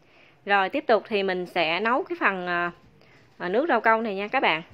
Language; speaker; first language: Vietnamese; native; Vietnamese